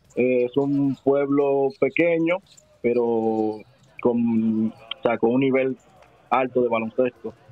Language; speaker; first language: Spanish; native; Spanish